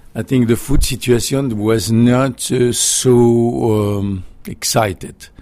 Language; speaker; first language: English; non-native, learner; French